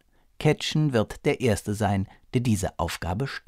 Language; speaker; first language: German; native; German